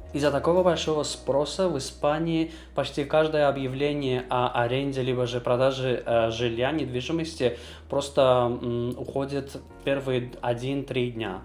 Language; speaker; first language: Russian; non-native, local second language; Azerbaijani